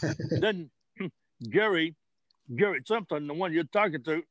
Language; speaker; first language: English; native; English